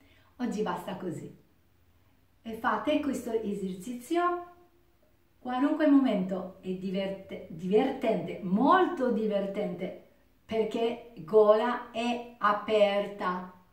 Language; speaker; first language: Italian; non-native, learner; Japanese